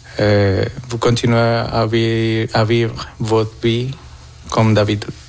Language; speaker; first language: French; non-native, fluent; Spanish